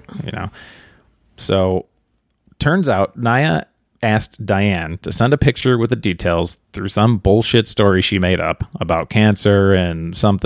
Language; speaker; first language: English; native; English